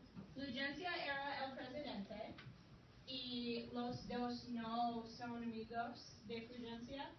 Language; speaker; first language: Spanish; non-native, fluent; English